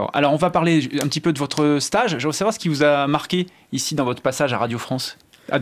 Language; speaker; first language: French; native; French